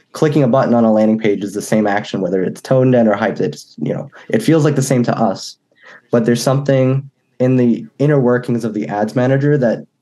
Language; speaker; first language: English; native; English